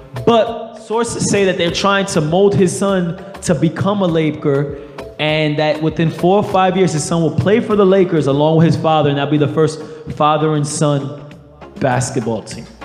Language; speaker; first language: English; early bilingual, other home language; Spanish